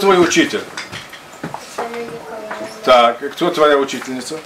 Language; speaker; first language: Russian; non-native, fluent; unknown